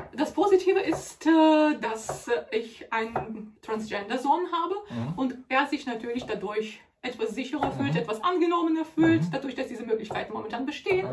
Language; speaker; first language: German; non-native, fluent; Russian